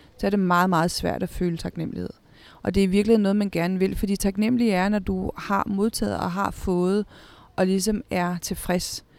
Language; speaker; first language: Danish; early bilingual, other home language; Spanish